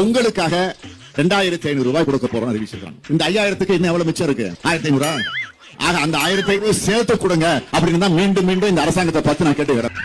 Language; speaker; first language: Tamil; native; Tamil